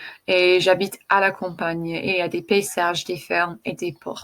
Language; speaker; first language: French; non-native, fluent; English